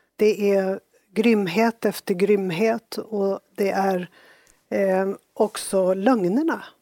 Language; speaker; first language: Swedish; native; Swedish